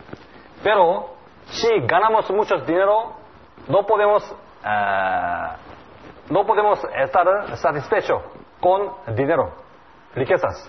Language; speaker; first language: Spanish; non-native, learner; Korean